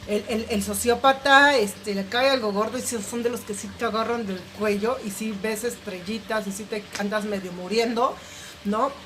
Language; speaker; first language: Spanish; native; Spanish